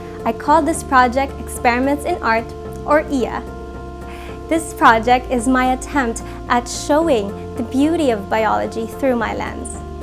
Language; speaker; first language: English; non-native, local second language; Cebuano